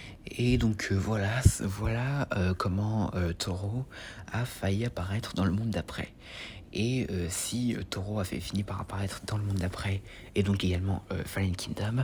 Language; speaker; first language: French; native; French